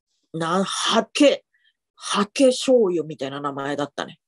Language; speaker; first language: Japanese; native; Japanese